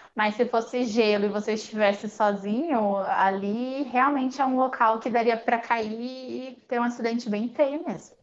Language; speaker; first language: Portuguese; native; Portuguese